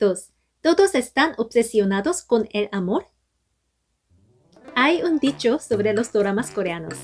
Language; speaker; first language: Spanish; non-native, fluent; Korean